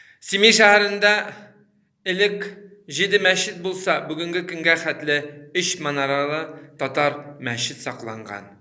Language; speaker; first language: Tatar; early bilingual, heritage; Tatar